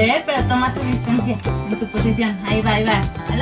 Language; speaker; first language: Spanish; native; Spanish